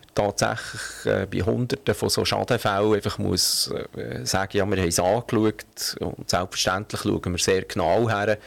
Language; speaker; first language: German; native; German